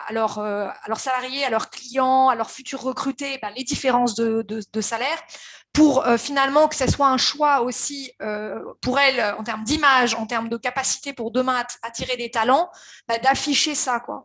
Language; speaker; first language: French; native; French